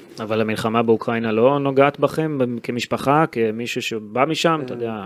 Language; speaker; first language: Hebrew; native; Hebrew